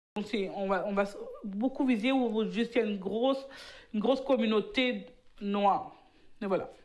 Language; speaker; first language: French; early bilingual, other home language; Haitian Creole